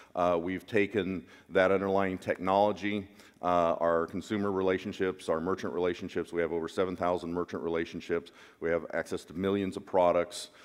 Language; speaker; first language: English; native; English